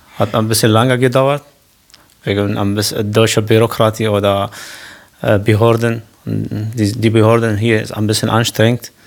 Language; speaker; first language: German; non-native, learner; Kurdish